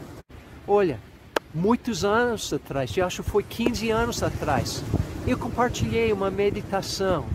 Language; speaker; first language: Portuguese; non-native, fluent; English